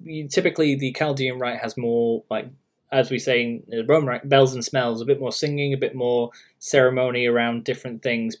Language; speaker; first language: English; native; English